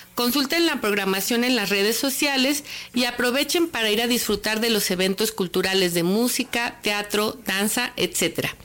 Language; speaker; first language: Spanish; native; Spanish